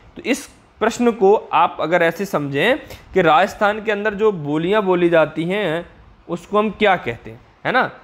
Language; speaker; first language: Hindi; native; Hindi